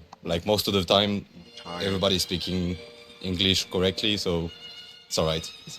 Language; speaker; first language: English; non-native, fluent; French